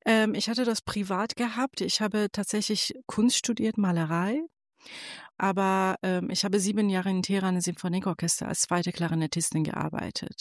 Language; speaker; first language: German; non-native, fluent; Persian